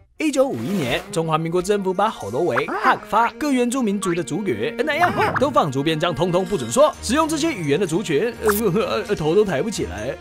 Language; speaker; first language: Chinese; native; Chinese